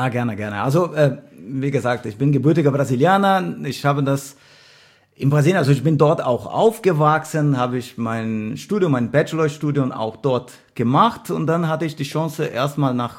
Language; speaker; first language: German; non-native, fluent; Portuguese